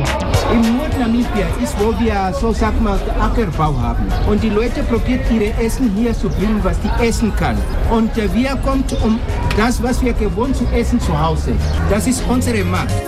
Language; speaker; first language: German; non-native, local second language; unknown